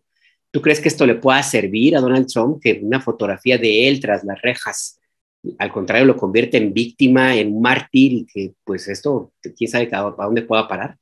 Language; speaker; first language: Spanish; native; Spanish